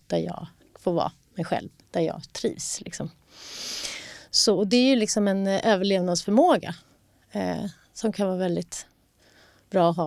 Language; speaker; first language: Swedish; native; Swedish